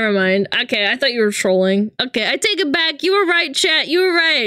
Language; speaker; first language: English; native; English